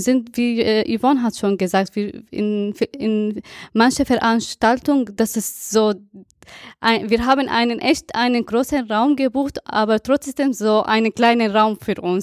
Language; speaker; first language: German; non-native, fluent; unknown